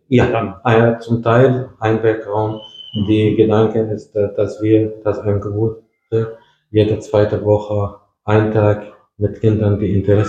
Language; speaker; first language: German; non-native, fluent; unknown